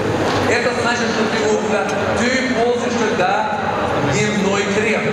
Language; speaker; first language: Russian; non-native, fluent; Swedish